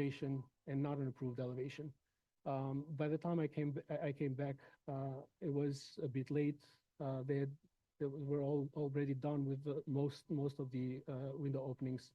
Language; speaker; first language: English; non-native, fluent; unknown